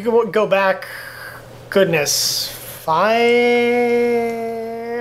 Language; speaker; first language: English; native; English